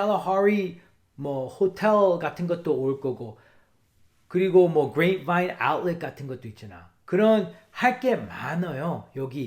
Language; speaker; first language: Korean; early bilingual, heritage; English